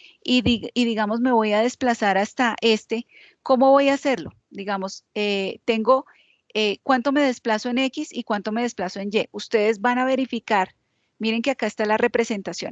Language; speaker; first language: Spanish; native; Spanish